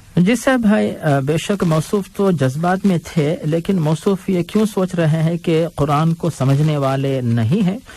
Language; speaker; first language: Urdu; native; Urdu